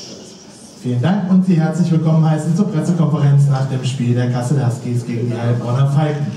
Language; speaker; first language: German; native; German